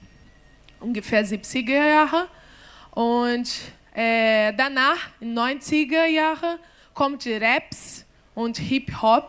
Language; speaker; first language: German; non-native, learner; Portuguese